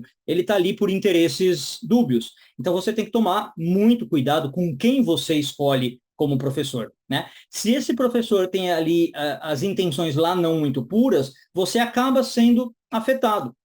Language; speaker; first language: Portuguese; native; Portuguese